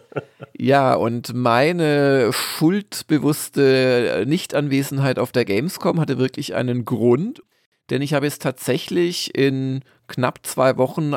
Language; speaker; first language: German; native; German